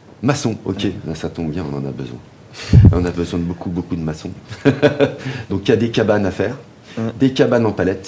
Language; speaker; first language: French; native; French